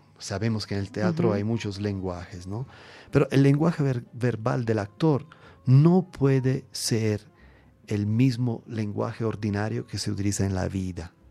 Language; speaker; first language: Spanish; non-native, fluent; Italian